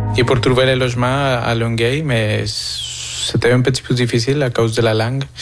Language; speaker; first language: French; non-native, fluent; Spanish